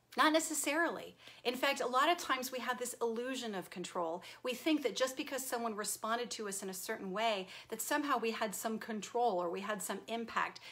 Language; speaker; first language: English; native; English